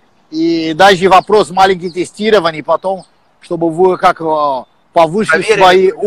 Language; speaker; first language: Russian; non-native, learner; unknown